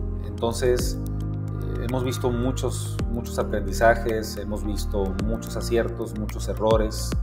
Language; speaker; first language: Spanish; native; Spanish